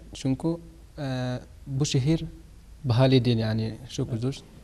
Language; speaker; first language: Turkish; non-native, learner; Arabic